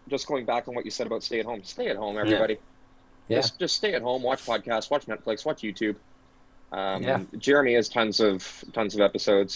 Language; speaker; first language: English; native; English